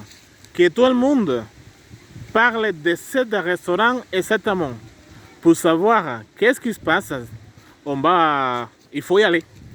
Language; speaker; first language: French; non-native, fluent; Spanish